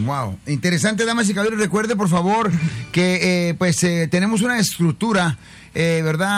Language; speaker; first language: Spanish; native; Spanish